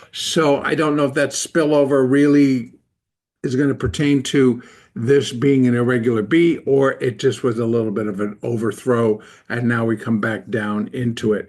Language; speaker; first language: English; native; English